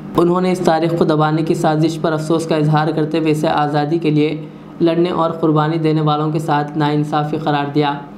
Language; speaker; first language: Urdu; native; Urdu